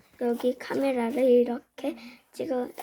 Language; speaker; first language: Korean; native; Korean